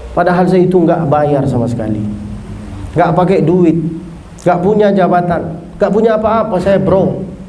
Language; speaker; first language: Malay; non-native, fluent; Arabic